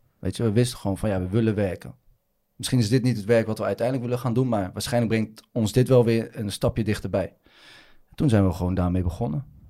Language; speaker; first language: Dutch; native; Dutch